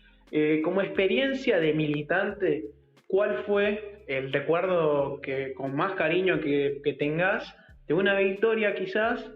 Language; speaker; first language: Spanish; native; Spanish